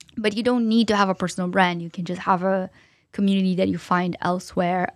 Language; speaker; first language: English; non-native, fluent; Portuguese